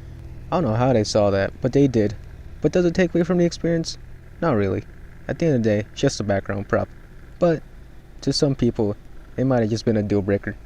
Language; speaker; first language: English; native; English